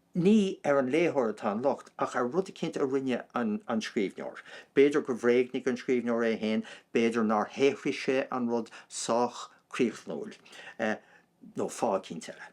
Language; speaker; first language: Irish; non-native, local second language; English